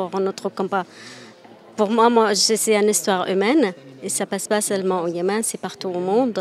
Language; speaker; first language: French; non-native, fluent; Arabic